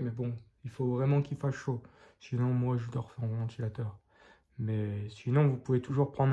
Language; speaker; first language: French; native; French